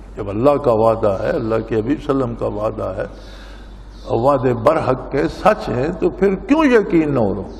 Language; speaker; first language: Urdu; non-native, local second language; Punjabi